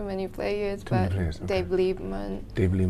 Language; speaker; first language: English; non-native, learner; Japanese